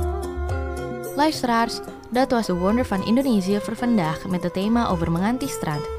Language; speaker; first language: Dutch; non-native, fluent; Indonesian